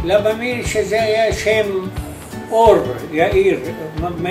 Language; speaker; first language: Hebrew; non-native, fluent; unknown